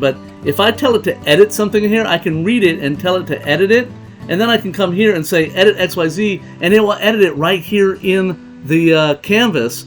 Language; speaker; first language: English; native; English